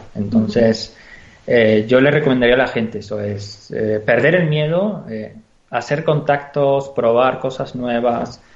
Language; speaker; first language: Spanish; native; Spanish